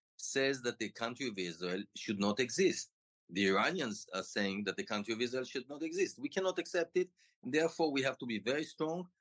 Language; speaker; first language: English; non-native, fluent; Hebrew